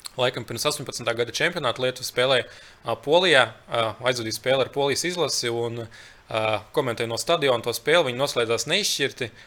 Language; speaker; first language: Latvian; early bilingual, other home language; Lithuanian